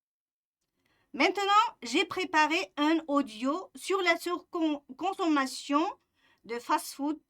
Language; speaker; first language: French; non-native, fluent; Uzbek